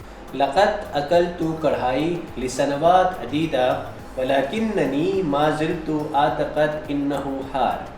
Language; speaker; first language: Arabic; non-native, learner; Urdu